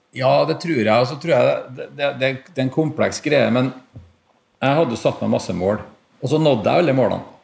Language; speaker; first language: Norwegian; native; Norwegian